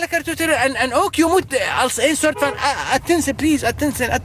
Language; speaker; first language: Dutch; non-native, learner; Arabic